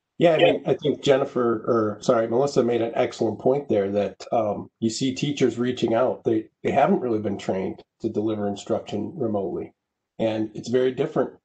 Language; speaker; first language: English; native; English